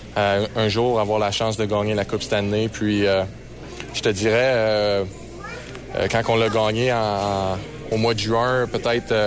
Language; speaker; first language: French; native; French